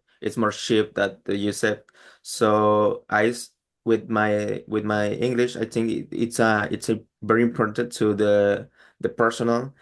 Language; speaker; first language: English; non-native, learner; Spanish